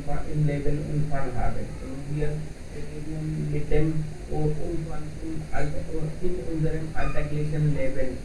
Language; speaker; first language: German; non-native, learner; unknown